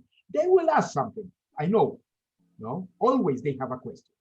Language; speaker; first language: English; non-native, fluent; Spanish